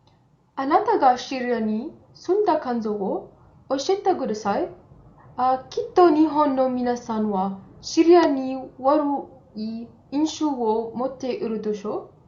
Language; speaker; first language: Japanese; non-native, fluent; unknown